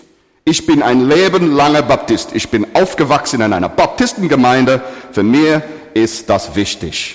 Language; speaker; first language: German; non-native, fluent; English